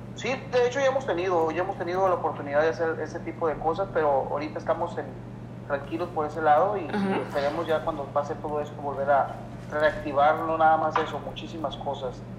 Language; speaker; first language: Spanish; native; Spanish